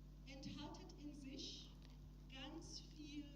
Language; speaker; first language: German; non-native, learner; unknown